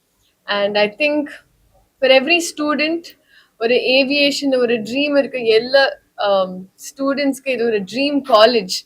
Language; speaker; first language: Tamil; non-native, learner; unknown